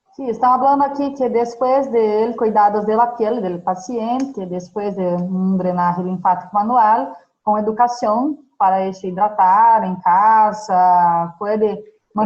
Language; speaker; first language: Spanish; non-native, fluent; Portuguese